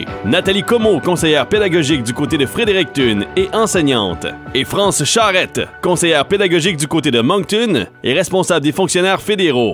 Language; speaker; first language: French; native; French